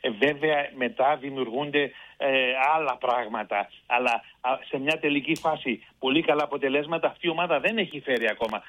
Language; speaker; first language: Greek; early bilingual, heritage; Greek